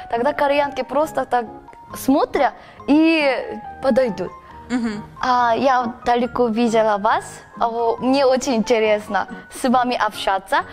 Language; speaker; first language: Russian; non-native, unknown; Korean